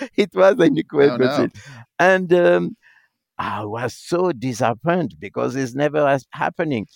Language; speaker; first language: English; non-native, learner; French